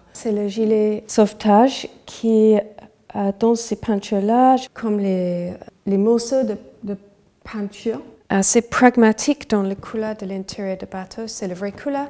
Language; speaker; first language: French; non-native, fluent; English